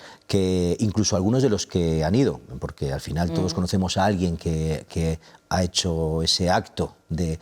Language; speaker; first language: Spanish; native; Spanish